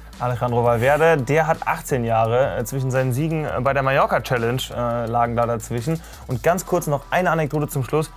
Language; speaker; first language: German; native; German